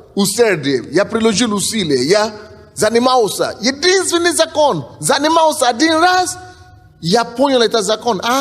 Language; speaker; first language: Russian; non-native, fluent; Yoruba